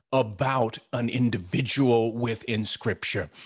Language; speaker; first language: English; native; English